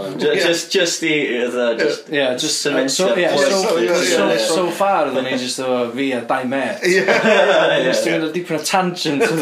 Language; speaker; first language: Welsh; native; Welsh